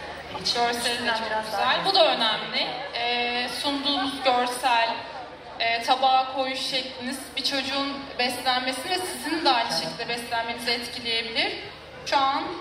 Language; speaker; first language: Turkish; native; Turkish